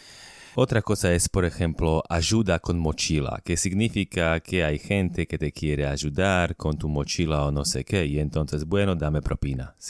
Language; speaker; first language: Spanish; non-native, fluent; Slovak